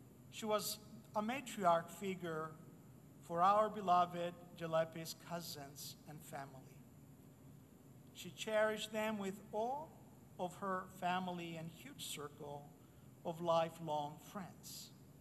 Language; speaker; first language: English; native; English